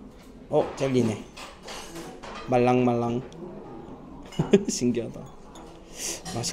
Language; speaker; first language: Korean; non-native, fluent; English